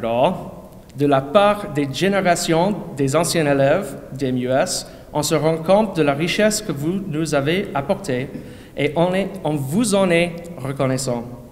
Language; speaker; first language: French; non-native, fluent; English